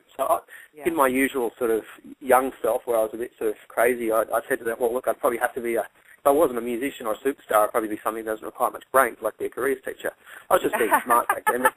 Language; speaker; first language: English; native; English